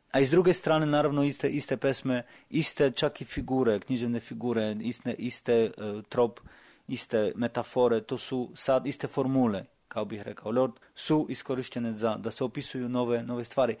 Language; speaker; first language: Serbian; non-native, fluent; Albanian